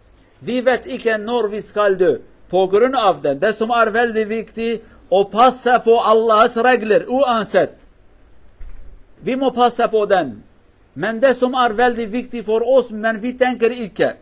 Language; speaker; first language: Swedish; non-native, learner; Kurdish